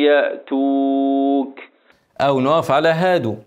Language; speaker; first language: Arabic; native; Arabic